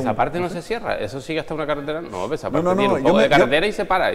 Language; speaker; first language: Spanish; native; Spanish